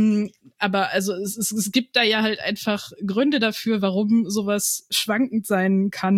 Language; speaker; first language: German; native; German